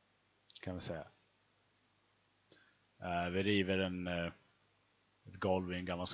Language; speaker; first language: Swedish; native; Swedish